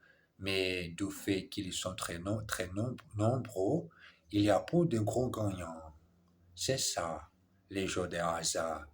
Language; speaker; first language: French; non-native, learner; English